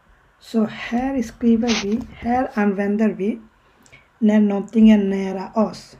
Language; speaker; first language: Swedish; non-native, learner; Bangla